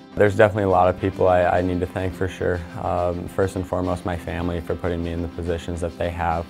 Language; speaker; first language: English; native; English